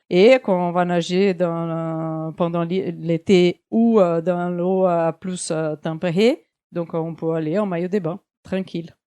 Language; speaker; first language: French; non-native, fluent; Portuguese